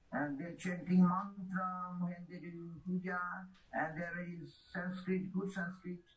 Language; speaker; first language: English; non-native, local second language; Bangla